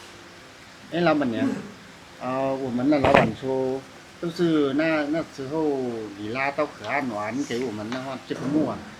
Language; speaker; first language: Chinese; non-native, fluent; Vietnamese